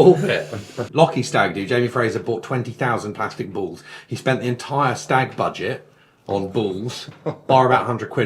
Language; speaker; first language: English; native; English